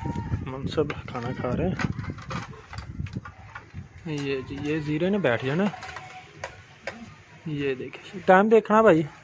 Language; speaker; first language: Hindi; non-native, local second language; Punjabi